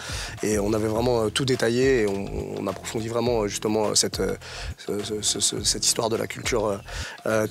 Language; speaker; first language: French; native; French